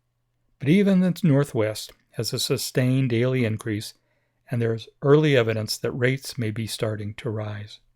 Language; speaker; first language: English; native; English